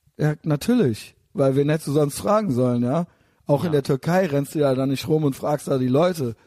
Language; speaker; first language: German; native; German